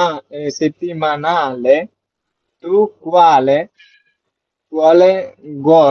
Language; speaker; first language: Italian; non-native, learner; Bangla